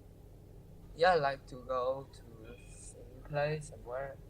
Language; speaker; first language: English; non-native, learner; Vietnamese